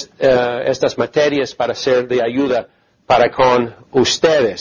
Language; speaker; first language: Spanish; non-native, fluent; English